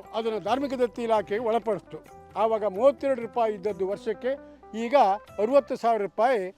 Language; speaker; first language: Kannada; native; Kannada